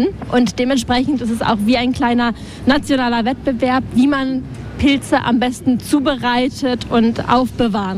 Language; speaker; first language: German; non-native, fluent; Latvian